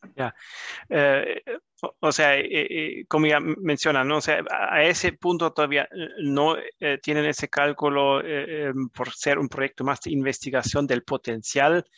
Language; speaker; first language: Spanish; non-native, fluent; German